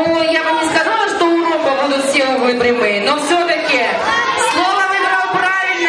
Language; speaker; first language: Russian; native; Russian